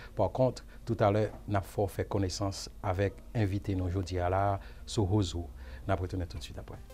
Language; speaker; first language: French; non-native, local second language; Haitian Creole